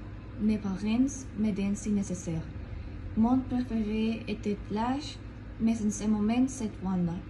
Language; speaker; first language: French; non-native, learner; Spanish